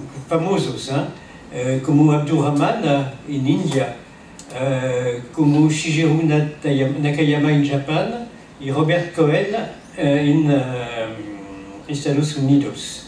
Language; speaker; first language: Portuguese; non-native, learner; French